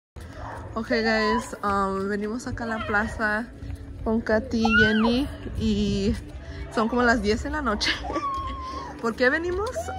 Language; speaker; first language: Spanish; early bilingual, heritage; Spanish